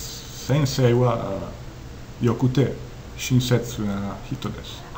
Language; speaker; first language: Japanese; non-native, learner; Italian